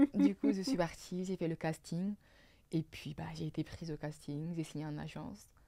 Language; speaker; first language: French; early bilingual, other home language; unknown